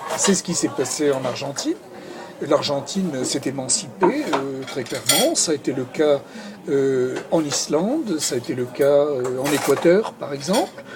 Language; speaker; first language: French; native; French